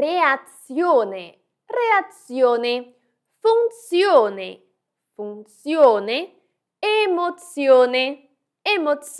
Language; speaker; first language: Italian; non-native, fluent; Portuguese